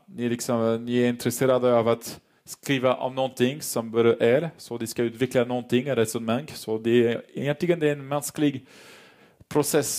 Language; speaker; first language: Swedish; non-native, fluent; French